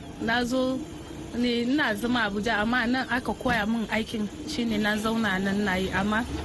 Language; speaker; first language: Hausa; non-native, local second language; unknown